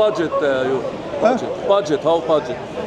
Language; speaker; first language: English; non-native, learner; Arabic